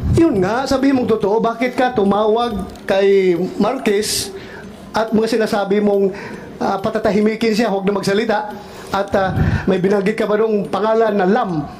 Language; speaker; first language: Filipino; native; Filipino